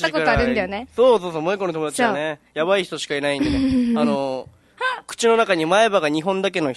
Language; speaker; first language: Japanese; native; Japanese